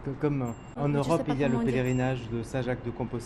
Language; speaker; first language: French; native; French